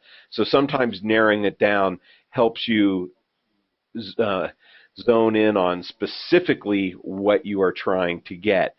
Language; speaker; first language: English; native; English